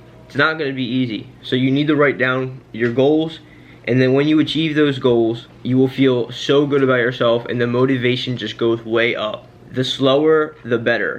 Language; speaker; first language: English; native; English